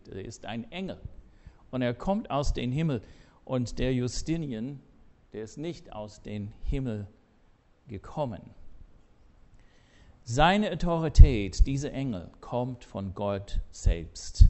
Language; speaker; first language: German; non-native, fluent; English